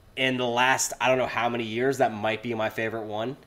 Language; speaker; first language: English; native; English